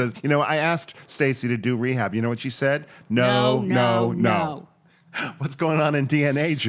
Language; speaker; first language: English; native; English